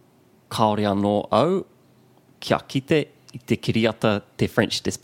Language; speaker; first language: Māori; non-native, learner; English